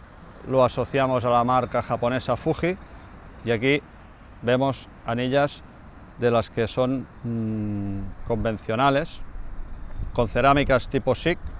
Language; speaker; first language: Spanish; native; Spanish